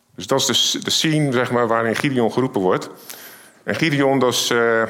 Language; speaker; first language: Dutch; native; Dutch